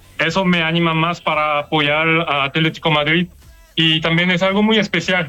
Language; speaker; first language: Spanish; non-native, learner; Korean